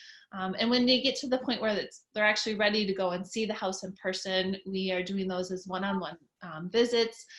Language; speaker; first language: English; native; English